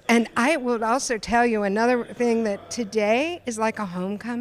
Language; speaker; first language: English; native; English